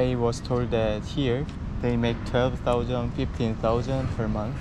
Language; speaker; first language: English; non-native, fluent; Korean